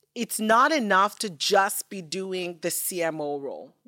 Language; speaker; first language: English; non-native, local second language; Yoruba